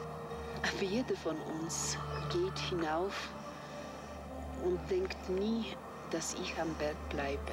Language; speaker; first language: German; non-native, fluent; Polish